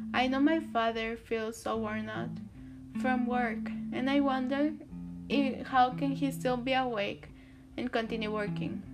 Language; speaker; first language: English; early bilingual, other home language; Spanish